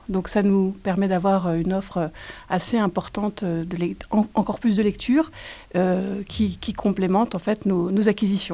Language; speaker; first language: French; native; French